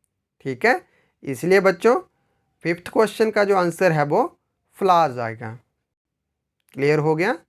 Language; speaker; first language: Hindi; native; Hindi